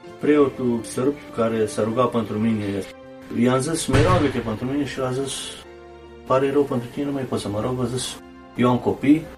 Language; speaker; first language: Romanian; early bilingual, heritage; Romanian